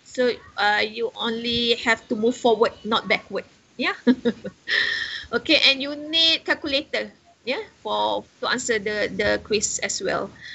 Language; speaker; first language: English; non-native, local second language; Malay